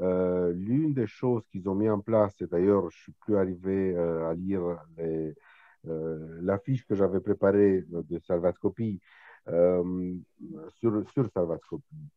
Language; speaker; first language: French; non-native, fluent; Romanian